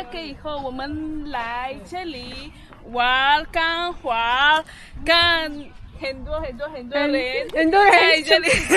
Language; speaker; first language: Chinese; non-native, learner; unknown